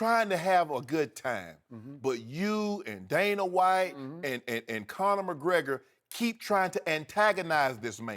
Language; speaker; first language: English; native; English